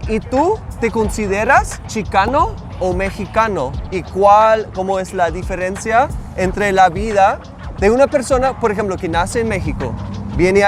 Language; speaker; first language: Spanish; non-native, fluent; English